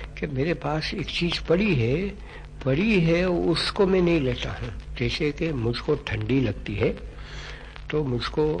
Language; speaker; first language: Hindi; non-native, local second language; Gujarati